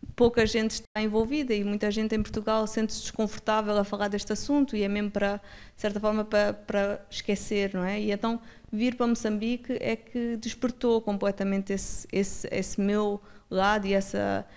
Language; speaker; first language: Portuguese; native; Portuguese